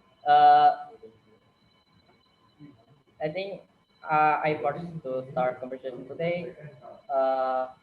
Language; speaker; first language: English; non-native, learner; Indonesian